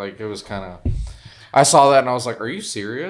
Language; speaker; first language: English; native; English